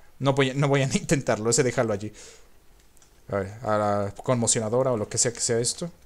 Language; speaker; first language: Spanish; native; Spanish